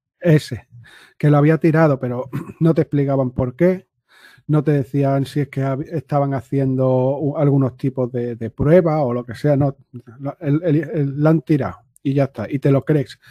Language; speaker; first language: Spanish; native; Spanish